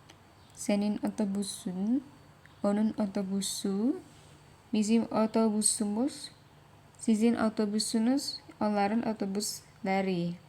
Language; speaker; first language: Turkish; non-native, fluent; Indonesian